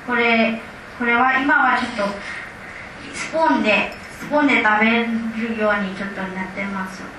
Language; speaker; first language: Japanese; non-native, learner; Burmese